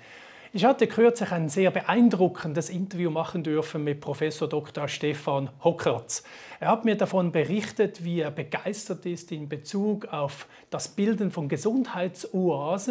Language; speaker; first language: German; native; German